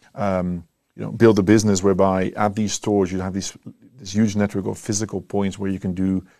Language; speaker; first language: English; non-native, fluent; Dutch